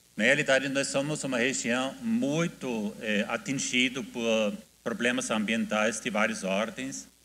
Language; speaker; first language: Portuguese; non-native, fluent; German